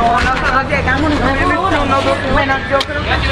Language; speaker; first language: Spanish; native; Spanish